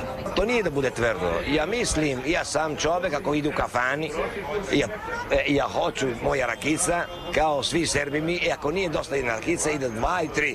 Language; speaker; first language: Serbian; non-native, learner; Italian